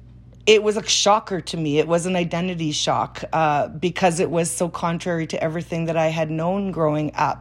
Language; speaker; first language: English; native; English